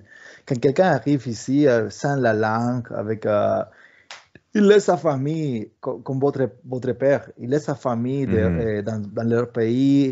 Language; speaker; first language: French; early bilingual, other home language; Spanish